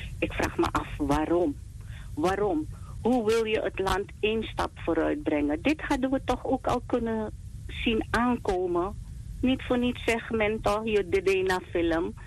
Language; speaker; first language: Dutch; native; Dutch